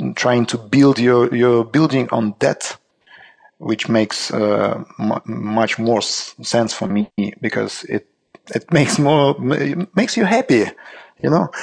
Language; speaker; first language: English; non-native, learner; Russian